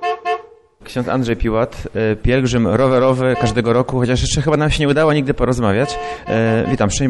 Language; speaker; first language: Polish; native; Polish